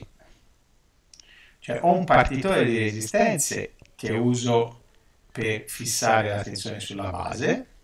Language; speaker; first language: Italian; native; Italian